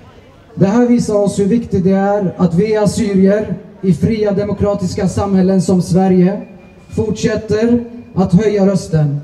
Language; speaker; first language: Swedish; early bilingual, other home language; Assyrian Neo-Aramaic